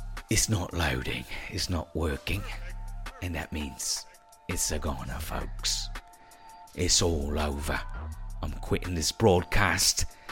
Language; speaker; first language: English; early bilingual, other home language; Spanish